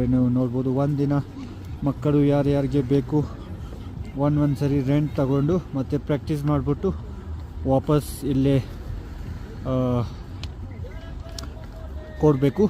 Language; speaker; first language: Kannada; non-native, local second language; Ladakhi